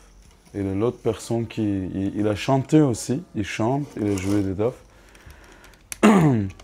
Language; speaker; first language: French; non-native, learner; Kurdish